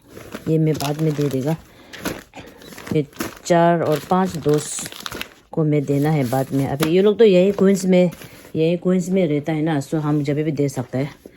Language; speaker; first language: Hindi; non-native, local second language; Tibetan